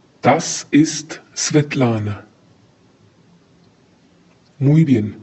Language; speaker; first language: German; non-native, fluent; Spanish